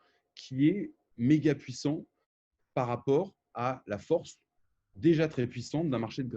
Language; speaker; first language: French; native; French